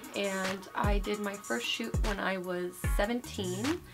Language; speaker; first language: English; native; English